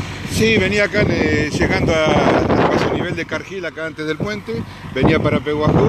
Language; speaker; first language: Spanish; native; Spanish